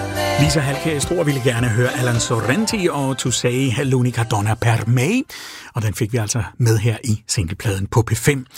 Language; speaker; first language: Danish; native; Danish